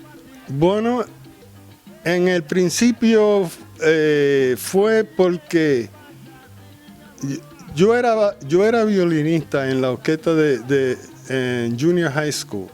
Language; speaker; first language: Spanish; early bilingual, heritage; Spanish